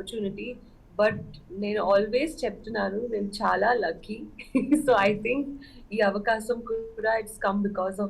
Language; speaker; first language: Telugu; non-native, learner; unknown